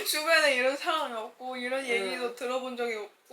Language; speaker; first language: Korean; non-native, fluent; Chinese